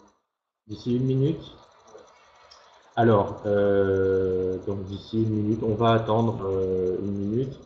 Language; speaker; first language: French; native; French